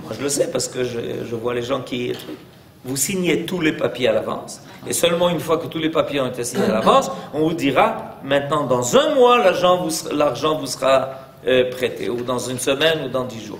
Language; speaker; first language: French; native; French